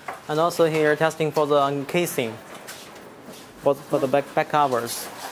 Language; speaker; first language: English; non-native, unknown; Chinese